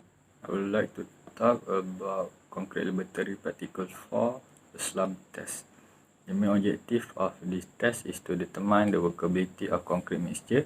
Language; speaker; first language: English; non-native, learner; Malay